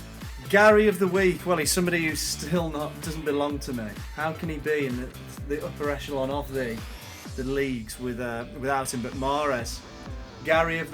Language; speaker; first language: English; native; English